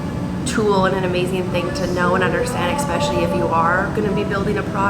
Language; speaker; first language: English; native; English